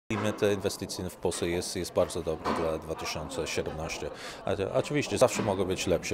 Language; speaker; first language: Polish; non-native, learner; English